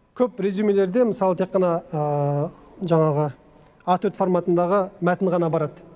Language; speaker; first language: Kazakh; native; Kazakh